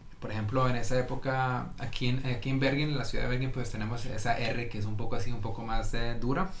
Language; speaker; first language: Spanish; early bilingual, heritage; Norwegian